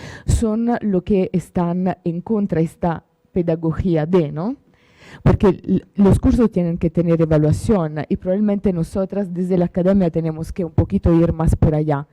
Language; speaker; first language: Spanish; non-native, fluent; Italian